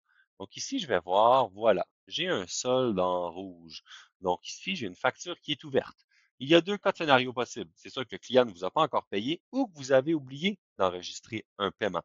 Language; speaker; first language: French; native; French